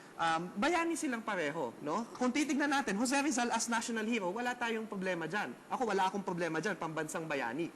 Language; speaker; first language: Filipino; native; Filipino